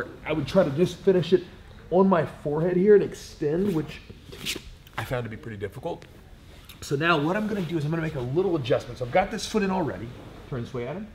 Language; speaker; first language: English; native; English